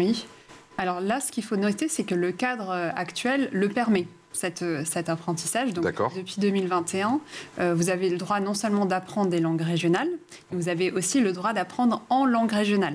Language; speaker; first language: French; native; French